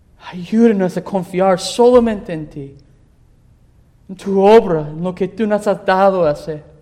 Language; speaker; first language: Spanish; non-native, fluent; English